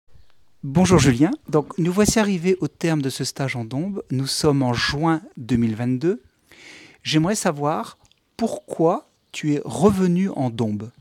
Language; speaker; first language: French; native; French